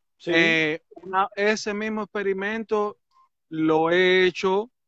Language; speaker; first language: Spanish; native; Spanish